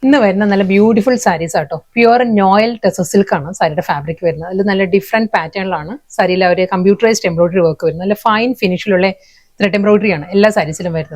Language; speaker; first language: Malayalam; native; Malayalam